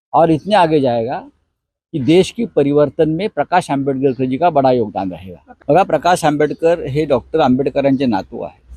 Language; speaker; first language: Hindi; non-native, local second language; Marathi